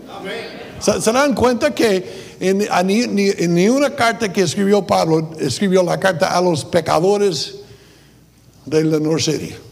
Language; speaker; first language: Spanish; non-native, fluent; English